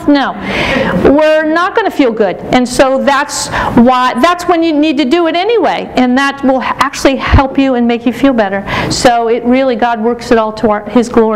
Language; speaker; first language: English; native; English